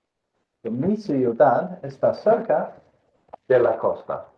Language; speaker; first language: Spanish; non-native, fluent; English